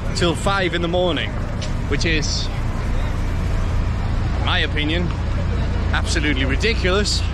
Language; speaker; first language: English; non-native, fluent; Danish